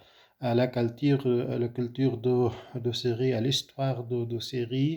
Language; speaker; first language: French; non-native, fluent; Arabic